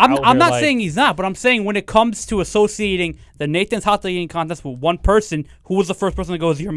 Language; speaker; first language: English; native; English